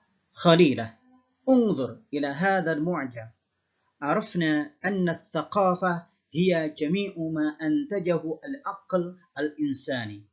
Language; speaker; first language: Arabic; non-native, fluent; Indonesian